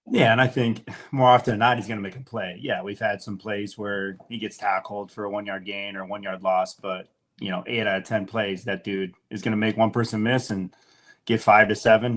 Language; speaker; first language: English; native; English